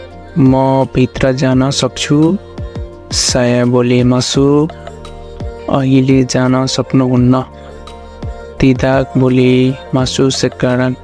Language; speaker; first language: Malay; non-native, fluent; Nepali